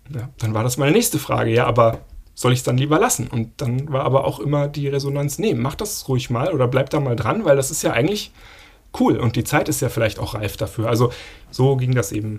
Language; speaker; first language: German; native; German